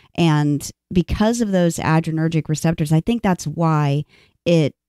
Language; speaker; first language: English; native; English